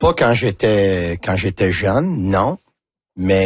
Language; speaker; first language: French; non-native, local second language; Italian